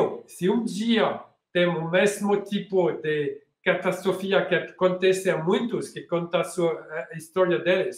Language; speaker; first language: Portuguese; non-native, learner; French